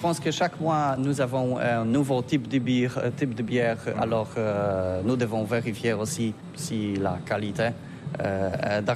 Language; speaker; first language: French; non-native, learner; Polish